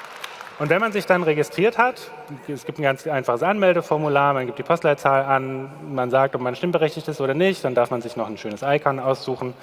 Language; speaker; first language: German; native; German